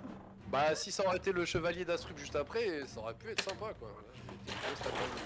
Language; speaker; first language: French; native; French